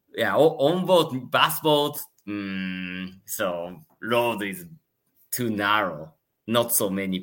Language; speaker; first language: English; non-native, learner; Japanese